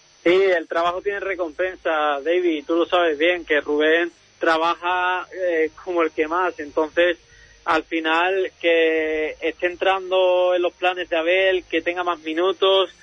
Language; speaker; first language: Spanish; native; Spanish